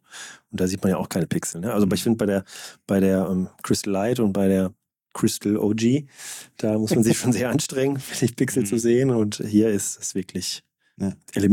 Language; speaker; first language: German; native; German